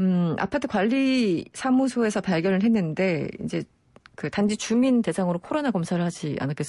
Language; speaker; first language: Korean; native; Korean